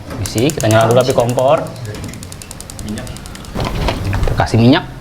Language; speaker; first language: Indonesian; native; Indonesian